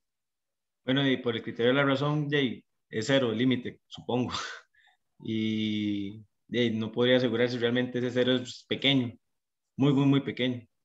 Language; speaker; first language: Spanish; native; Spanish